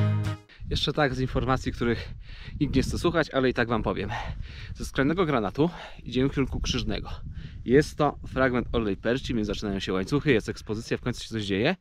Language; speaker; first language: Polish; native; Polish